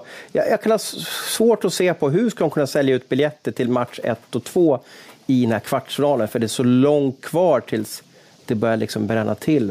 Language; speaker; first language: Swedish; native; Swedish